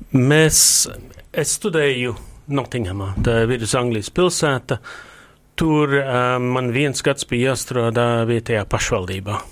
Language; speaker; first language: Latvian; early bilingual, heritage; Latvian